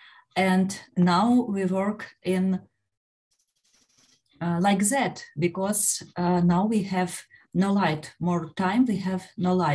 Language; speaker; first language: English; non-native, learner; Ukrainian